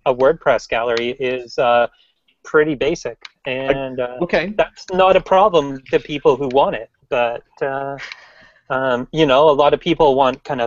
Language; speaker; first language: English; native; English